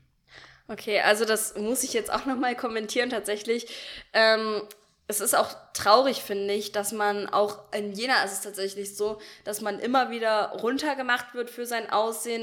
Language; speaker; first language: German; native; German